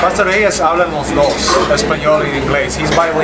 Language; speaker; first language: Spanish; non-native, fluent; English